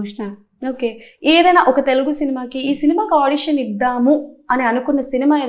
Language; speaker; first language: Telugu; native; Telugu